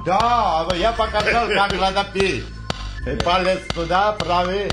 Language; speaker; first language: Russian; non-native, local second language; Georgian